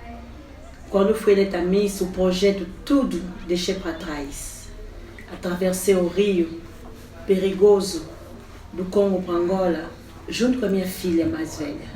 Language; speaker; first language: Portuguese; non-native, fluent; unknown